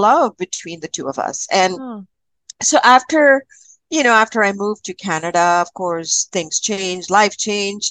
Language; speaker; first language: English; non-native, local second language; Malayalam